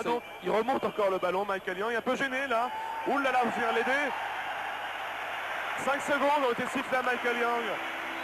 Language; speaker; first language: French; native; French